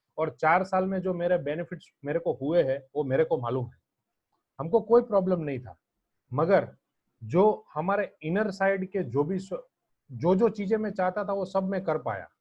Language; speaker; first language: Hindi; non-native, local second language; Gujarati